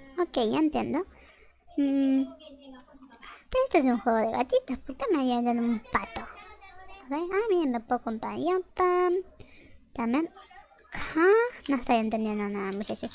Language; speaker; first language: Spanish; native; Spanish